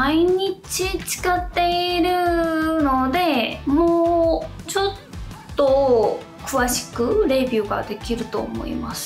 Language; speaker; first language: Japanese; non-native, fluent; Korean